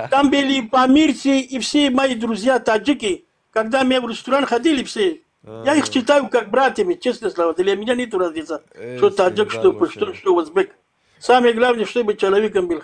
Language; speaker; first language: Russian; non-native, fluent; Persian